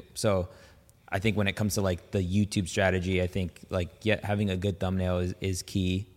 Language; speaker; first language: English; native; English